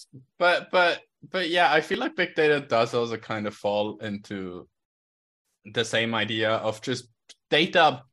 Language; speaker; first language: English; non-native, fluent; Swiss German